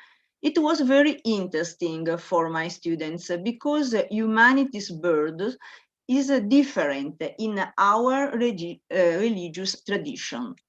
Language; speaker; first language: English; non-native, learner; Italian